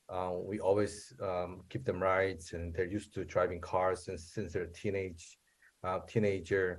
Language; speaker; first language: English; non-native, fluent; Korean